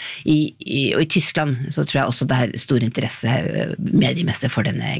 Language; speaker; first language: Norwegian; native; Norwegian